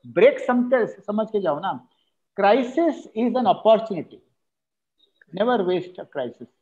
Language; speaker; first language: Hindi; non-native, local second language; Marathi